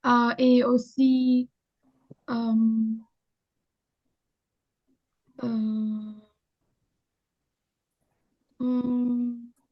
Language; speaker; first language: French; non-native, learner; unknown